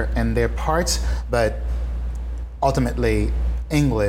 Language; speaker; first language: English; non-native, fluent; Haitian Creole